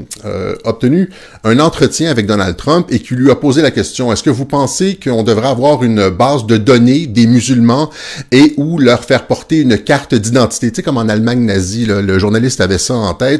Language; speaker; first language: French; native; French